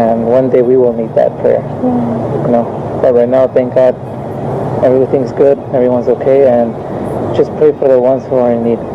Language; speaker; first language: English; early bilingual, other home language; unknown